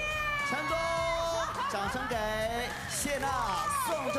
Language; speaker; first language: Chinese; native; Chinese